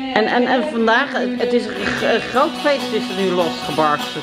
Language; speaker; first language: Dutch; native; Dutch